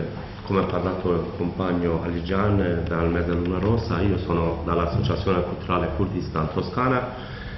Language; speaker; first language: Italian; non-native, learner; Kurdish